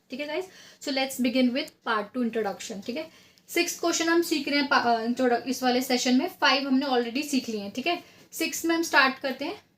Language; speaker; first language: Hindi; native; Hindi